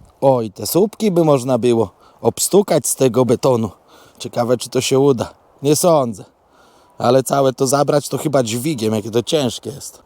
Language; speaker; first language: Polish; native; Polish